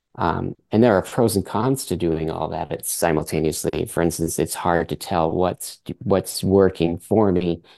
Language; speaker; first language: English; early bilingual, other home language; French